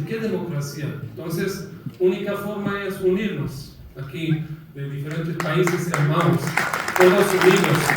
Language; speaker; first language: Spanish; non-native, fluent; Persian